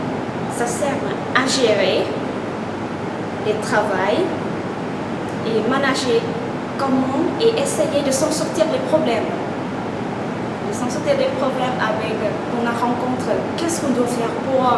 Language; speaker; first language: French; non-native, fluent; Lao